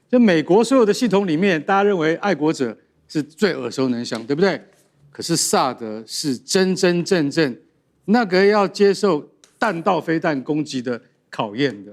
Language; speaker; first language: Chinese; native; Chinese